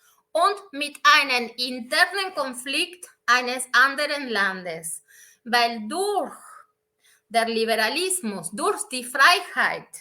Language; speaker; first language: German; non-native, fluent; Spanish